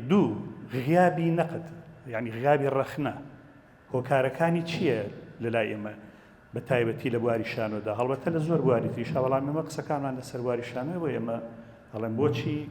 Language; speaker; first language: Central Kurdish; native; Central Kurdish